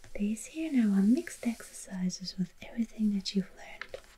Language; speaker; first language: English; non-native, fluent; German